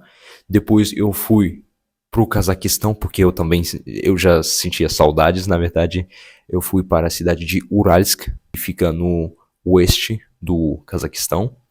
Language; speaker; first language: Portuguese; non-native, fluent; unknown